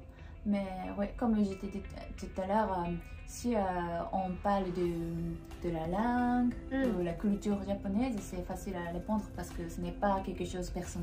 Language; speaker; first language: French; non-native, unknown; Japanese